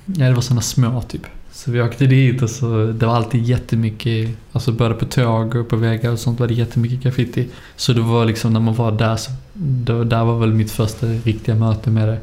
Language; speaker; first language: Swedish; native; Swedish